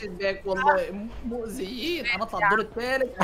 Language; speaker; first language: Arabic; native; Arabic